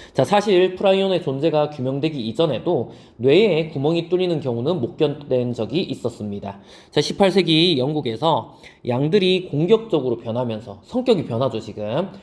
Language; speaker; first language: Korean; native; Korean